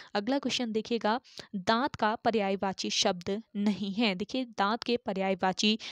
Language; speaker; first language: Hindi; native; Hindi